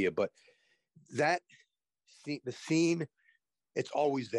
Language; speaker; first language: English; native; English